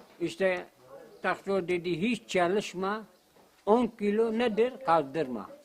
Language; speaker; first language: Turkish; non-native, local second language; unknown